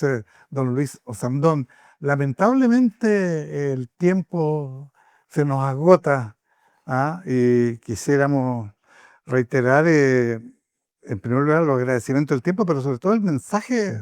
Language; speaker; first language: Spanish; native; Spanish